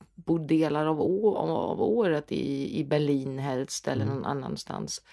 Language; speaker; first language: Swedish; non-native, fluent; German